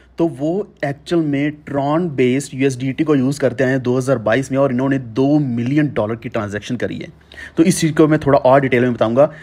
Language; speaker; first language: Hindi; native; Hindi